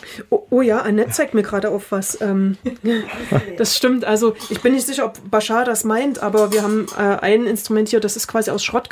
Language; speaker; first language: German; native; German